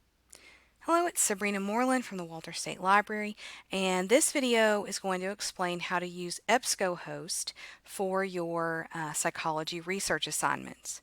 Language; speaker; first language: English; native; English